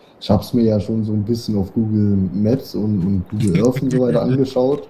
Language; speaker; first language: German; native; German